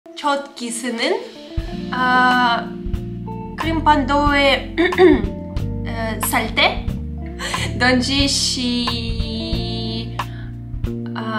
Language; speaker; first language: Korean; non-native, learner; Russian